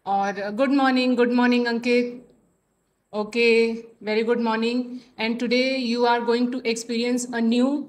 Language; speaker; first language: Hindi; native; Hindi